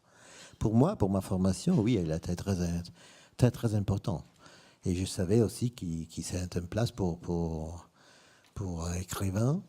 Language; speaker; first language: French; non-native, fluent; Italian